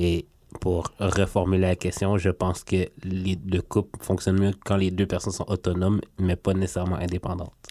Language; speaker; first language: French; native; French